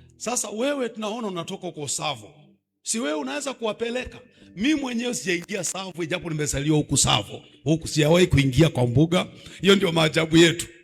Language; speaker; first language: Swahili; non-native, local second language; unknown